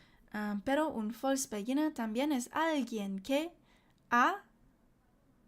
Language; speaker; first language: Spanish; non-native, learner; English